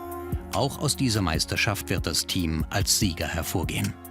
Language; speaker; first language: German; native; German